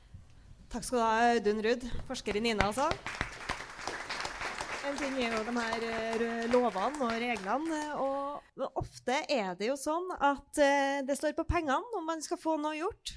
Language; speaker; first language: Norwegian; native; Norwegian